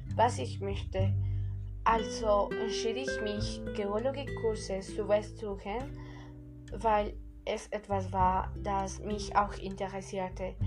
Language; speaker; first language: German; non-native, fluent; Spanish